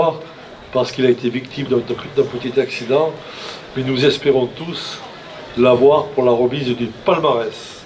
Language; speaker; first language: French; native; French